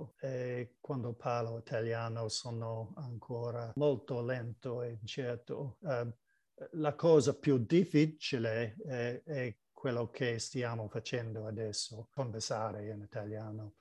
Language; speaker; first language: Italian; non-native, learner; English